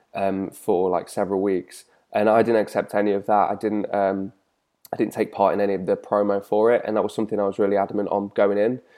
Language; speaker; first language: English; native; English